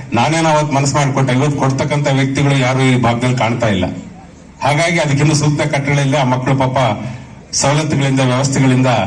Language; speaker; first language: Kannada; native; Kannada